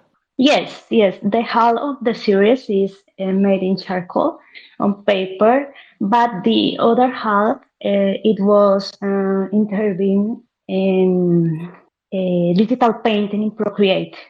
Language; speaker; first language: English; non-native, learner; Spanish